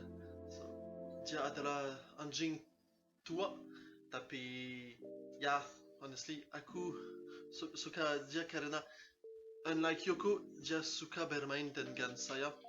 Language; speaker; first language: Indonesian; non-native, learner; French